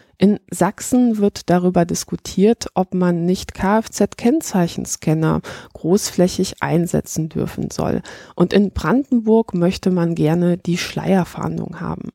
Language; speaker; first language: German; early bilingual, other home language; Polish